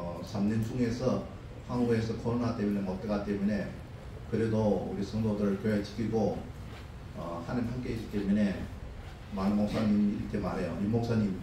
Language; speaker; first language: Korean; non-native, learner; Chinese